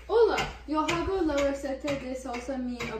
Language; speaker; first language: Spanish; non-native, learner; English